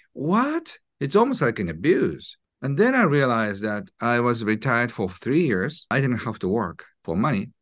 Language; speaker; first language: English; non-native, fluent; Japanese